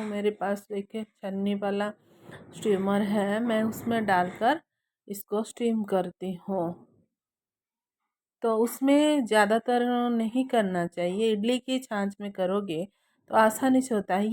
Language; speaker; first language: Hindi; non-native, local second language; Odia